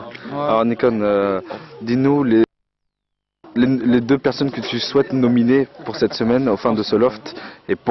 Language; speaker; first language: French; native; French